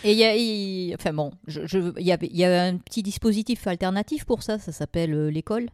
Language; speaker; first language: French; native; French